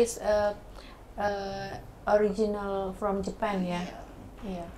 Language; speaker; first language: English; non-native, learner; Indonesian